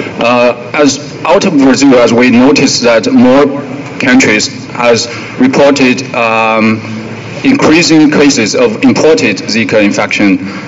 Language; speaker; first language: English; non-native, fluent; Chinese